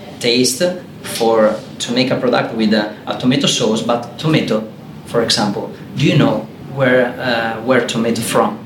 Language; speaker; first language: English; non-native, learner; Italian